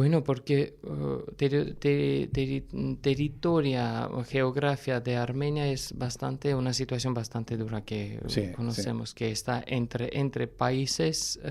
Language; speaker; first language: Spanish; non-native, fluent; Armenian